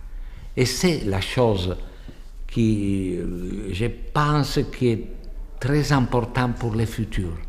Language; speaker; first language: French; non-native, fluent; Italian